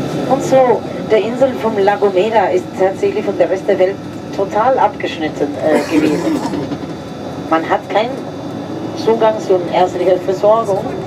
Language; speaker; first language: German; non-native, fluent; Spanish